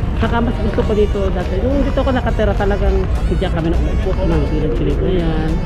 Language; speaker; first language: Filipino; non-native, local second language; Cebuano